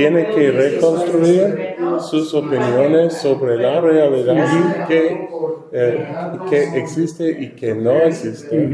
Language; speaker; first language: Spanish; non-native, learner; English